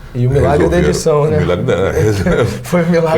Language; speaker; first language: Portuguese; native; Portuguese